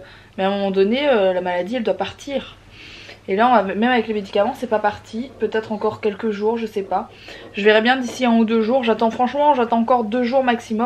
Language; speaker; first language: French; native; French